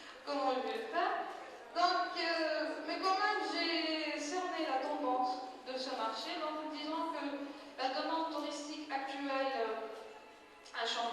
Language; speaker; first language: French; non-native, local second language; Arabic